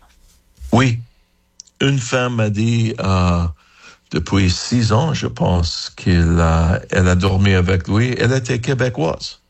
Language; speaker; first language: French; non-native, learner; English